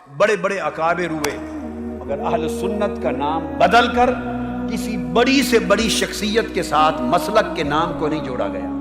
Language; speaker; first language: Urdu; native; Urdu